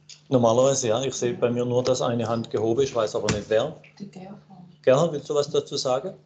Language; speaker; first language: German; native; German